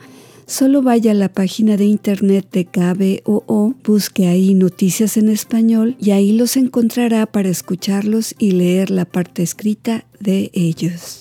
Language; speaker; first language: Spanish; native; Spanish